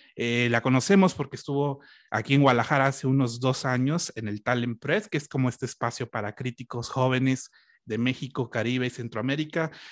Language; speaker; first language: Spanish; native; Spanish